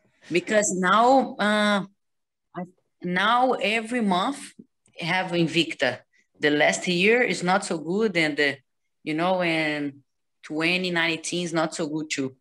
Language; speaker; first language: English; non-native, learner; Portuguese